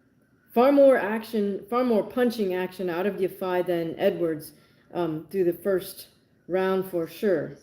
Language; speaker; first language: English; native; English